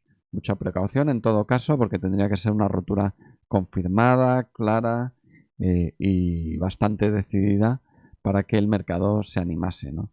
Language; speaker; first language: Spanish; native; Spanish